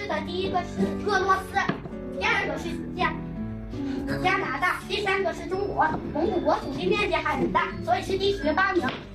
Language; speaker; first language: Chinese; early bilingual, other home language; Mongolian